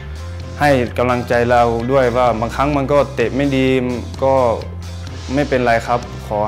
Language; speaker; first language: Thai; early bilingual, heritage; Thai